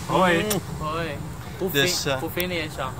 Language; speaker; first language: Dutch; non-native, learner; Chinese